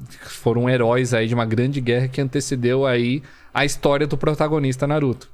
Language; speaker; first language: Portuguese; early bilingual, other home language; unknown